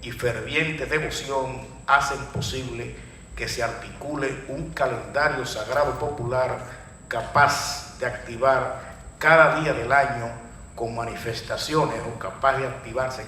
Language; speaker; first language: Spanish; native; Spanish